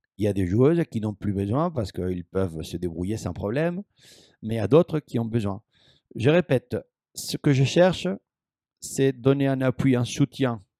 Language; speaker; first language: French; non-native, fluent; Spanish